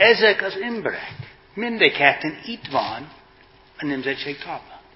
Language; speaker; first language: Hungarian; non-native, fluent; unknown